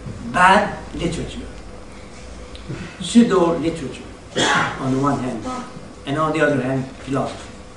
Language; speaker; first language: English; non-native, fluent; French